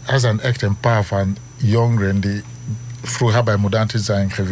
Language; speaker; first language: Dutch; non-native, fluent; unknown